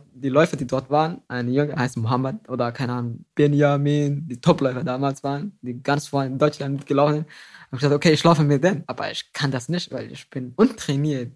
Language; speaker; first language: German; non-native, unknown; Somali